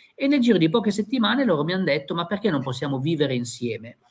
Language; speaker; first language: Italian; native; Italian